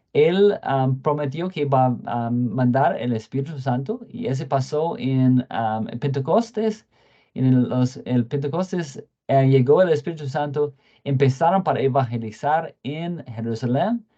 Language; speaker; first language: Spanish; non-native, fluent; English